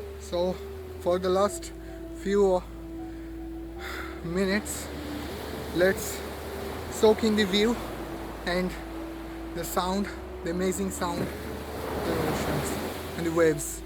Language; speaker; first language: English; non-native, local second language; Bangla